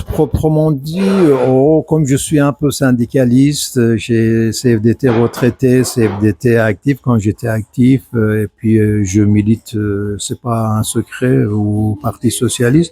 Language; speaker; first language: French; non-native, fluent; Persian